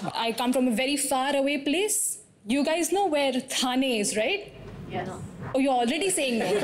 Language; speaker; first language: English; non-native, local second language; Hindi